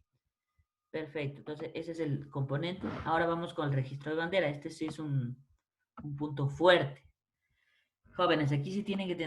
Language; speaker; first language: Spanish; native; Spanish